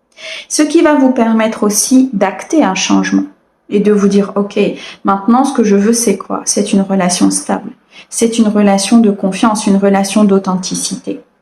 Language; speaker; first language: French; native; French